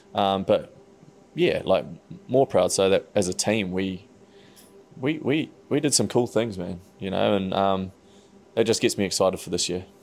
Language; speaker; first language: English; native; English